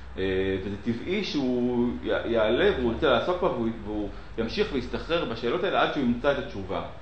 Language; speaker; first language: Hebrew; native; Hebrew